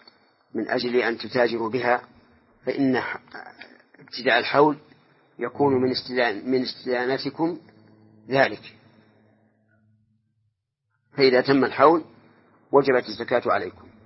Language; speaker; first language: Arabic; native; Arabic